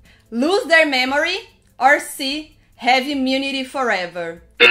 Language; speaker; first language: English; non-native, fluent; Portuguese